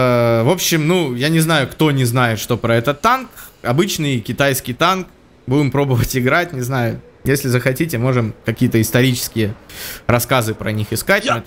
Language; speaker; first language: Russian; native; Russian